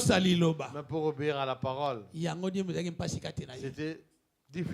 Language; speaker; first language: French; non-native, local second language; Lingala